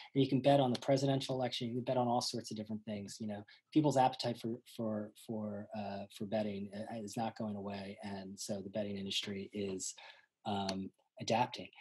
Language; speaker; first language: English; native; English